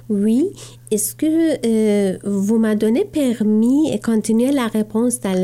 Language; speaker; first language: French; non-native, learner; Persian